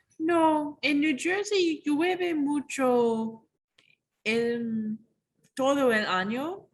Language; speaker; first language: Spanish; non-native, learner; English